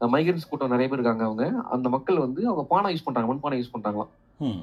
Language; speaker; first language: Tamil; native; Tamil